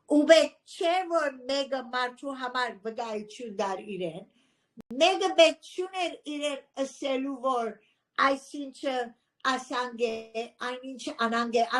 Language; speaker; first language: Armenian; early bilingual, heritage; Armenian